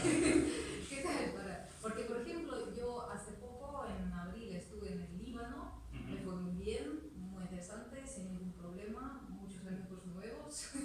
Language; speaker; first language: Spanish; non-native, fluent; Russian